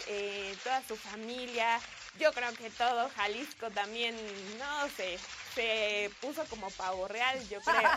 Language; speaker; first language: Spanish; native; Spanish